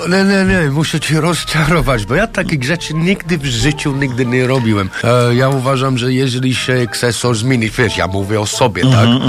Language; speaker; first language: Polish; non-native, fluent; English